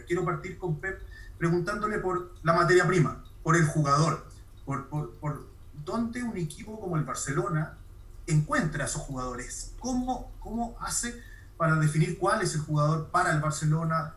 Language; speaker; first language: Spanish; native; Spanish